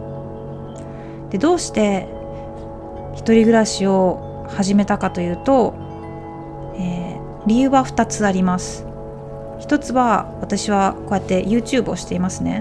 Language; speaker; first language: Japanese; native; Japanese